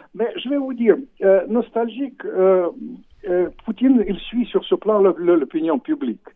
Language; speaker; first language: French; non-native, fluent; Russian